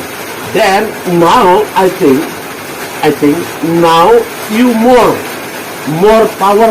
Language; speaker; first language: English; non-native, learner; Indonesian